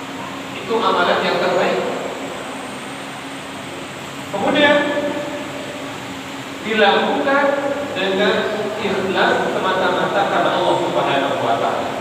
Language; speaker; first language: Indonesian; native; Indonesian